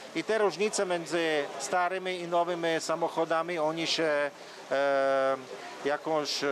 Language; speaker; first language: Polish; non-native, learner; Slovak